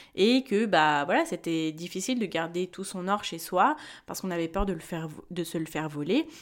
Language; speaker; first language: French; early bilingual, other home language; Spanish